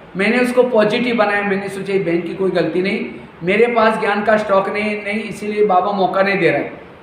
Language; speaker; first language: Hindi; non-native, local second language; Marathi